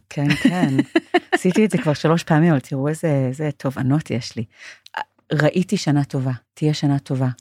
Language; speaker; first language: Hebrew; non-native, fluent; English